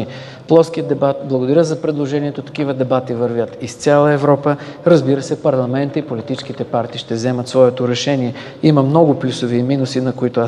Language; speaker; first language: Bulgarian; native; Bulgarian